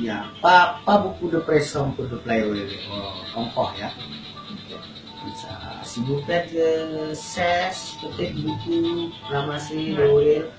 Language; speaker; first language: French; non-native, learner; Indonesian